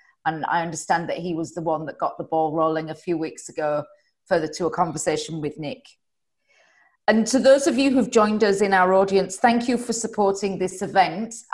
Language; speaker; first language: English; native; English